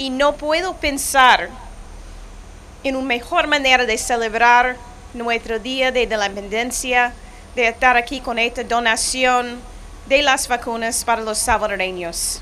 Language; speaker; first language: Spanish; non-native, fluent; English